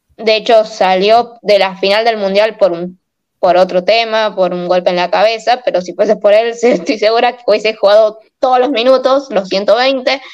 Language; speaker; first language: Spanish; native; Spanish